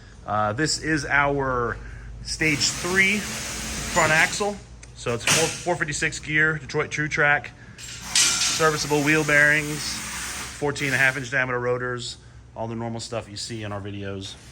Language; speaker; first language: English; native; English